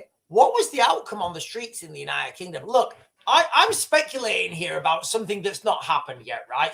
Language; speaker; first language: English; native; English